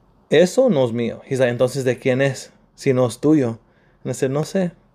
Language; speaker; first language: Spanish; early bilingual, heritage; Spanish